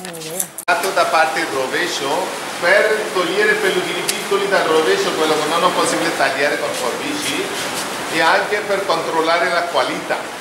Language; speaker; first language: Italian; non-native, learner; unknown